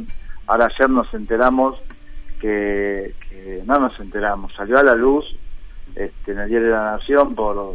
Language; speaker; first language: Spanish; native; Spanish